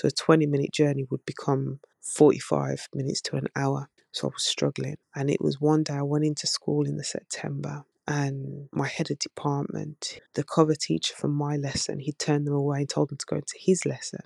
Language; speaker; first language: English; native; English